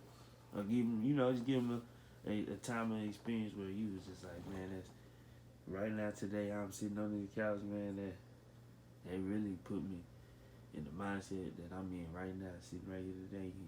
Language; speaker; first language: English; native; English